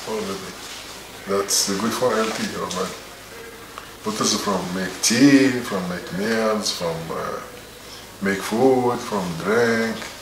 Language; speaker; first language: English; non-native, learner; Arabic